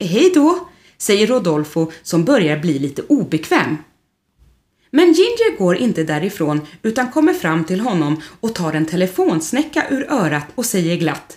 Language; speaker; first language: Swedish; native; Swedish